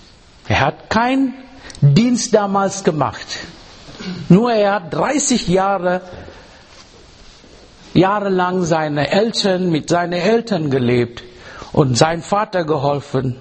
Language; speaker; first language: German; non-native, learner; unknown